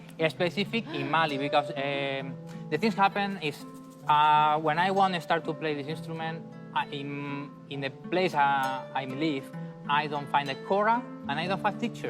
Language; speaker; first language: English; non-native, learner; Spanish